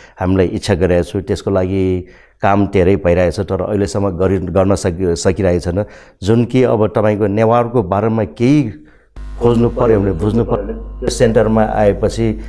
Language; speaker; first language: Nepali; non-native, local second language; Newari